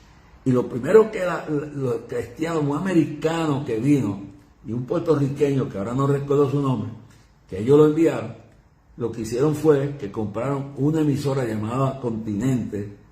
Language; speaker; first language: Spanish; native; Spanish